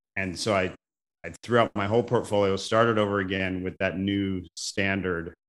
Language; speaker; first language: English; native; English